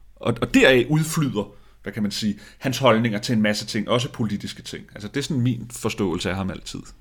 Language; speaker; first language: Danish; native; Danish